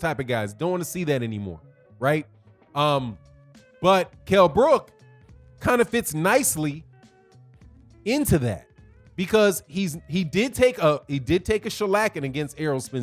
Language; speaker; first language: English; native; English